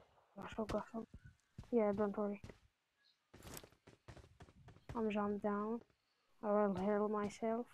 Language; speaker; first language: English; non-native, learner; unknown